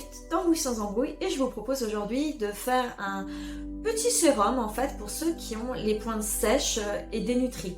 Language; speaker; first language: French; native; French